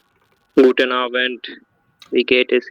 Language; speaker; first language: German; non-native, learner; Bangla